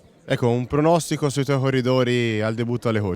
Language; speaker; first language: Italian; native; Italian